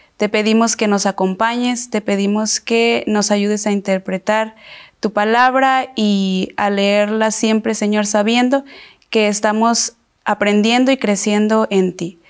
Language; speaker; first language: Spanish; native; Spanish